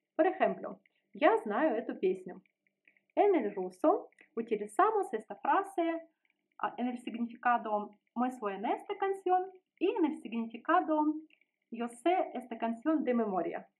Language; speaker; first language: Spanish; non-native, learner; Russian